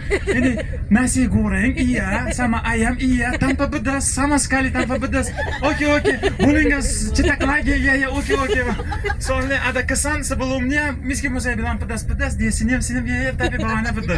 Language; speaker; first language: Indonesian; non-native, fluent; Uzbek